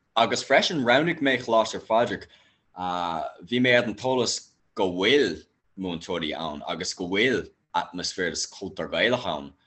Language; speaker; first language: Irish; non-native, local second language; English